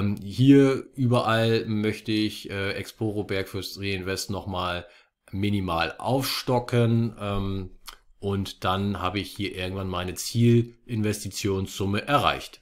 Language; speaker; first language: German; native; German